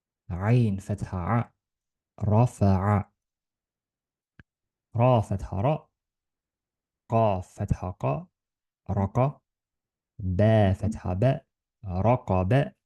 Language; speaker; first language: Arabic; non-native, learner; Estonian